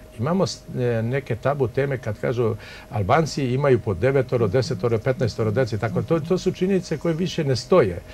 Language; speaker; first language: Serbian; non-native, local second language; Albanian